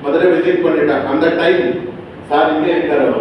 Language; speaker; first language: Tamil; non-native, learner; Kannada